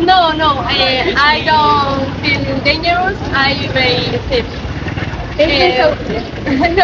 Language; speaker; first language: English; non-native, learner; Spanish